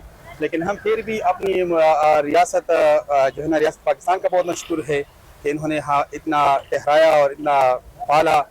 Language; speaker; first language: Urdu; early bilingual, other home language; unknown